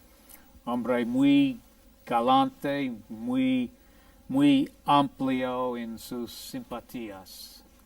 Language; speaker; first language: Spanish; non-native, fluent; English